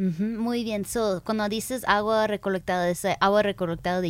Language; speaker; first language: Spanish; early bilingual, heritage; Spanish